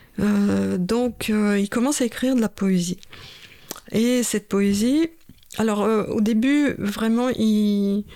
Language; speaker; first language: French; non-native, fluent; Russian